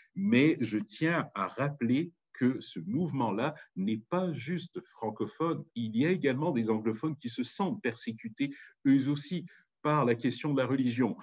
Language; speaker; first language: French; native; French